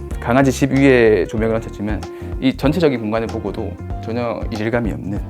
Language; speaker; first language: Korean; native; Korean